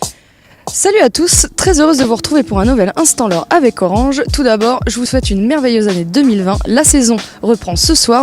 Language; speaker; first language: French; native; French